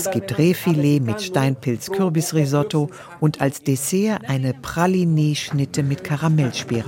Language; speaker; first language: German; native; German